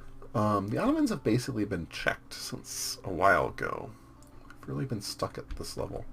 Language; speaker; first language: English; native; English